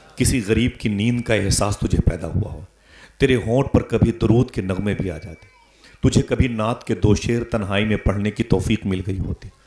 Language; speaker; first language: Urdu; native; Urdu